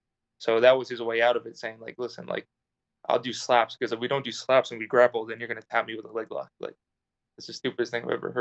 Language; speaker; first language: English; native; English